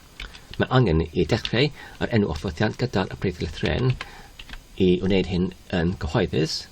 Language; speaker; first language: Welsh; non-native, learner; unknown